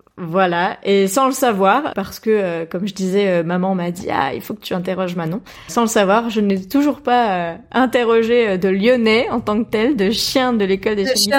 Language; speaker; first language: French; native; French